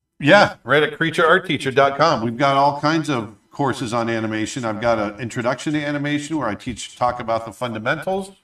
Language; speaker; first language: English; native; English